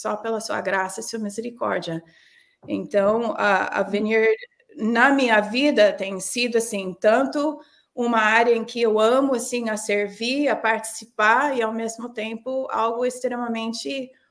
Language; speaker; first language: Portuguese; non-native, fluent; English